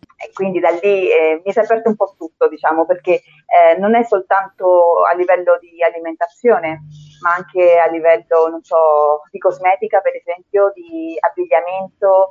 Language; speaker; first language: Italian; early bilingual, other home language; Spanish